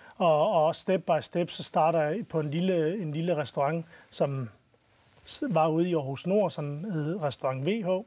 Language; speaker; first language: Danish; early bilingual, other home language; Arabic